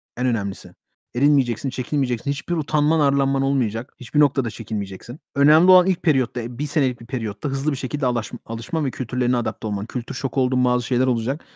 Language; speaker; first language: Turkish; early bilingual, heritage; Turkish